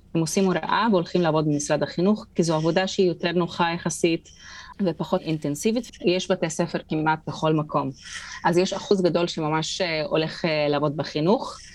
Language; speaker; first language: Hebrew; non-native, local second language; Arabic